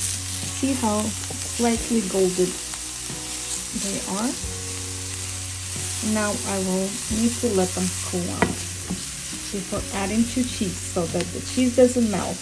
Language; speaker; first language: English; non-native, fluent; Russian